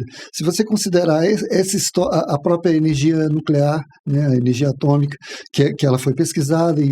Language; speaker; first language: Portuguese; native; Portuguese